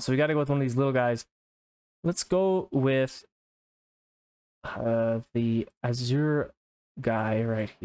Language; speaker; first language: English; native; English